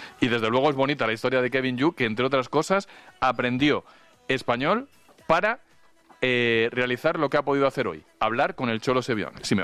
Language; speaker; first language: Spanish; native; Spanish